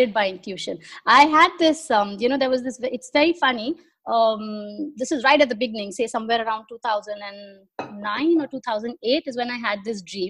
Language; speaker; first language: English; non-native, local second language; Hindi